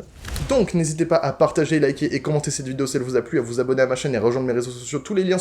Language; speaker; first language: French; native; French